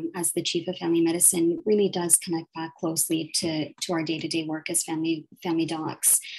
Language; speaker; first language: English; native; English